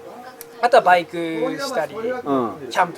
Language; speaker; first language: Japanese; native; Japanese